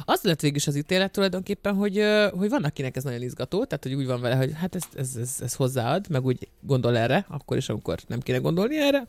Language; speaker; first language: Hungarian; native; Hungarian